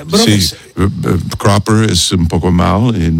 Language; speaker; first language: Spanish; non-native, learner; English